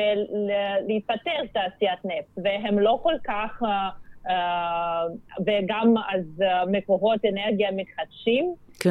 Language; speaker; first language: Hebrew; non-native, fluent; Russian